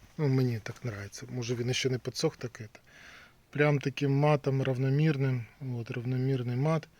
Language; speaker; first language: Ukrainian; native; Ukrainian